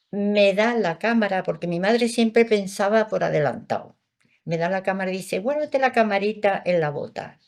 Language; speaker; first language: Spanish; early bilingual, other home language; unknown